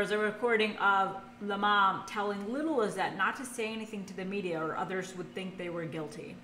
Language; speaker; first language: English; native; English